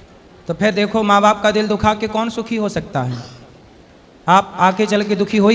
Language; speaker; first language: Hindi; native; Hindi